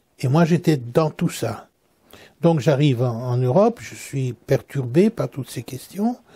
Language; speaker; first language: French; native; French